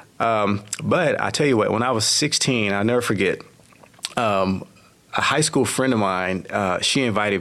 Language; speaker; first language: English; native; English